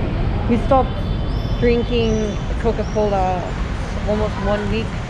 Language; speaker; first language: English; non-native, learner; Korean